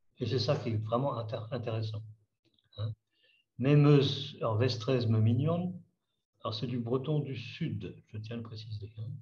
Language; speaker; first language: French; native; French